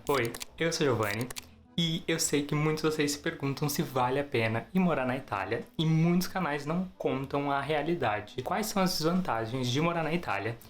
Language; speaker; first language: Portuguese; native; Portuguese